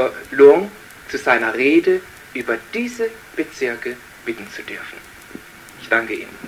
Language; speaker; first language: German; native; German